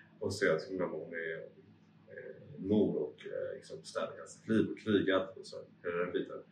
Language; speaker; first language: Swedish; early bilingual, other home language; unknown